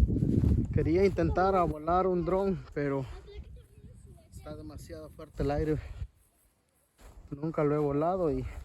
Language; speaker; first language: Spanish; native; Spanish